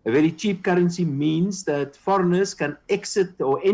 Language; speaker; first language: English; non-native, local second language; Afrikaans